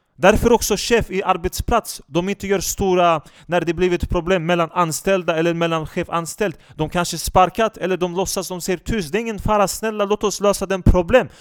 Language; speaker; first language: Swedish; non-native, fluent; Turkish